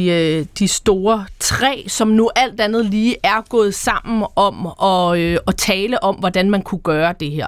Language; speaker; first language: Danish; native; Danish